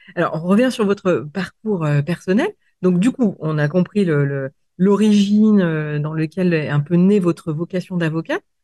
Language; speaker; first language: French; native; French